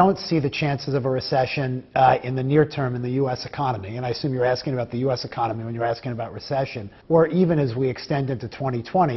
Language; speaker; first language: English; native; English